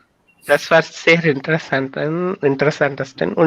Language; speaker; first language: German; non-native, learner; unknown